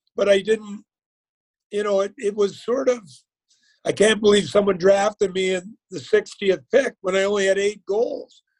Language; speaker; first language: English; native; English